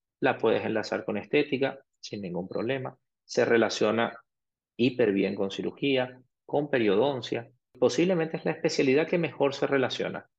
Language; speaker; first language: Spanish; early bilingual, other home language; Arabic